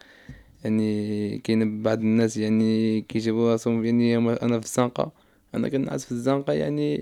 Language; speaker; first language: Arabic; native; Arabic